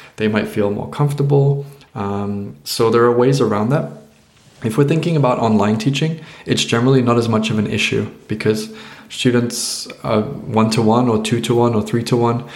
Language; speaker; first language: English; native; English